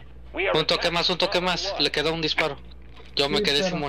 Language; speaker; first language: Spanish; native; Spanish